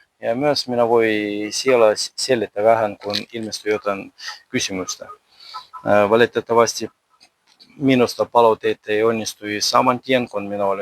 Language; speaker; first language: Finnish; non-native, learner; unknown